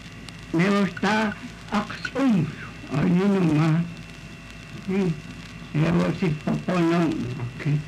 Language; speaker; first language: Spanish; non-native, local second language; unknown